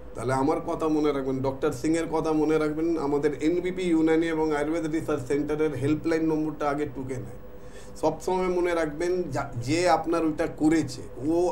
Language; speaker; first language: Bangla; non-native, local second language; Hindi